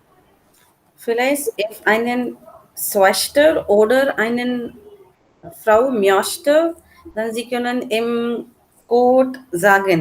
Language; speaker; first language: German; non-native, learner; Hindi